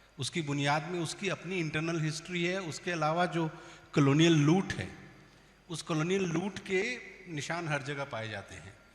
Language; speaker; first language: Hindi; native; Hindi